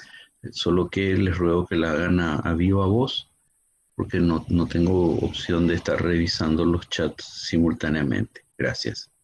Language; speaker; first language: Spanish; native; Spanish